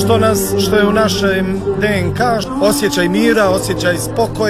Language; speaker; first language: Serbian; early bilingual, heritage; Croatian